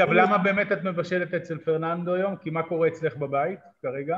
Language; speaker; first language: Hebrew; native; Hebrew